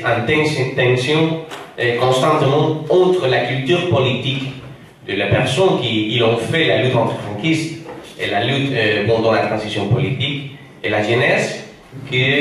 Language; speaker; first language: French; non-native, fluent; Spanish